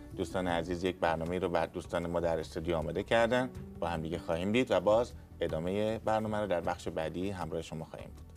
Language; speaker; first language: Persian; native; Persian